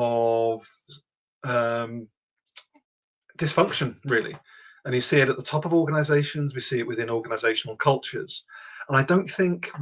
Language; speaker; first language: English; native; English